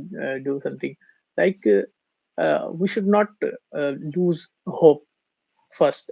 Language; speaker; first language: English; non-native, learner; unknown